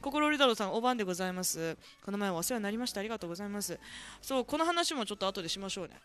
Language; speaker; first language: Japanese; native; Japanese